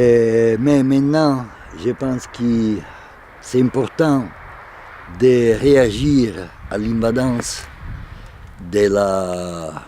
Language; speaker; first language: French; non-native, fluent; Italian